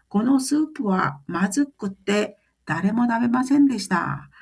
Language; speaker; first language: Japanese; non-native, fluent; Korean